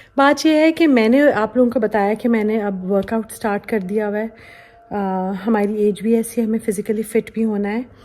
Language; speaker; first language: Urdu; native; Urdu